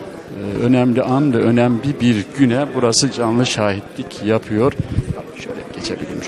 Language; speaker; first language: Turkish; native; Turkish